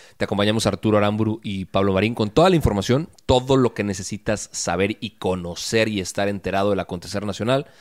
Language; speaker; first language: Spanish; native; Spanish